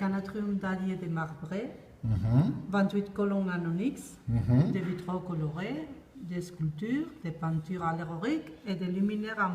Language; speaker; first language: French; non-native, learner; Spanish